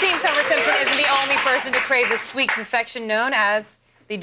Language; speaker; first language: English; native; English